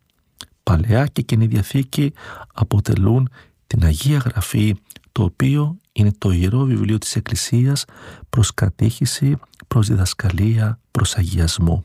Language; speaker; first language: Greek; native; Greek